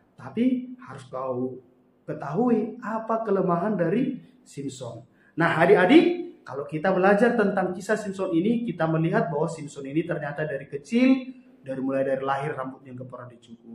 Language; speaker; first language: Indonesian; native; Indonesian